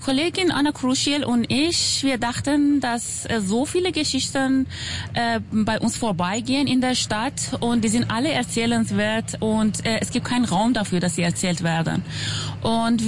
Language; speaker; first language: German; non-native, fluent; Persian